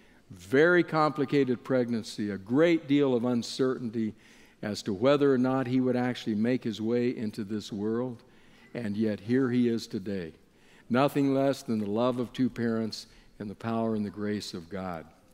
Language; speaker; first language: English; native; English